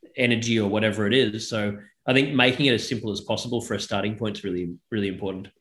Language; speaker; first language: English; native; English